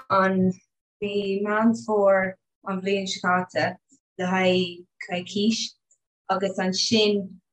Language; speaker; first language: Irish; non-native, local second language; English